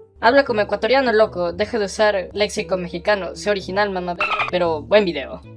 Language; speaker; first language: Spanish; native; Spanish